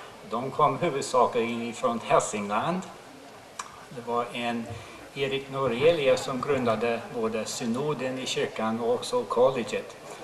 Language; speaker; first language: Swedish; non-native, fluent; English